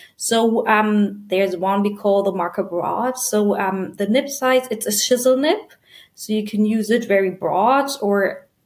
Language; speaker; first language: English; non-native, fluent; German